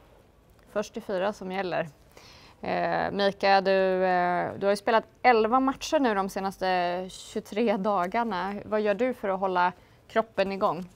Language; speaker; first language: Swedish; native; Swedish